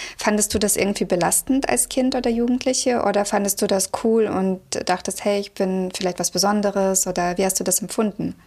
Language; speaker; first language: German; early bilingual, other home language; Russian